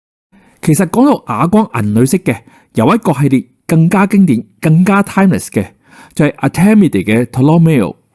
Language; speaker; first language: Cantonese; native; Cantonese